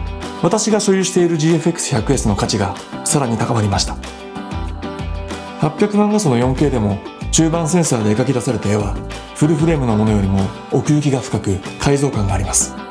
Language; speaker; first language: Japanese; native; Japanese